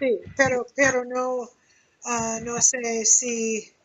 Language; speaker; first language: Spanish; non-native, learner; English